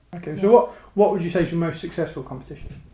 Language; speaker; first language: English; native; English